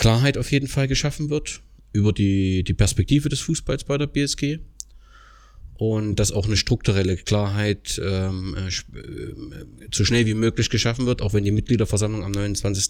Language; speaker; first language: German; native; German